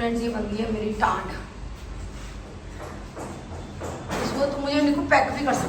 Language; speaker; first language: Hindi; native; Hindi